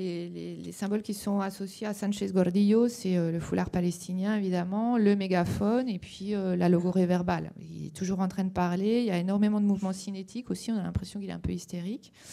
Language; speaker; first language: French; native; French